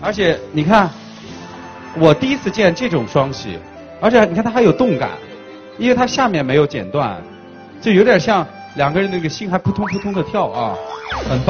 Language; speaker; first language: Chinese; native; Chinese